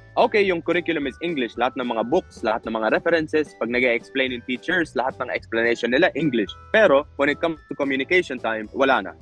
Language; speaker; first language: Filipino; non-native, fluent; Arabic